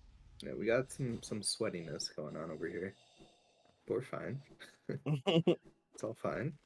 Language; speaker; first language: English; native; English